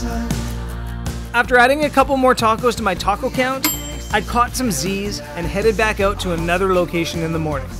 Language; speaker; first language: English; native; English